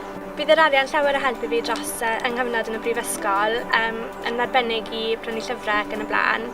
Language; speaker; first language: Welsh; native; Welsh